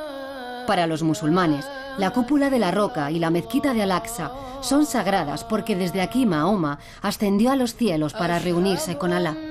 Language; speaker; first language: Spanish; native; Spanish